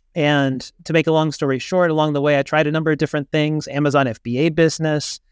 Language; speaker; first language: English; native; English